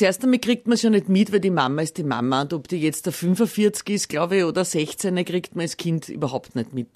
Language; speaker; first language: German; native; German